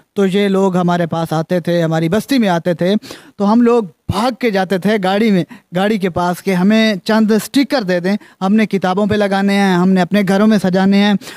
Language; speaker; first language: Urdu; non-native, local second language; Punjabi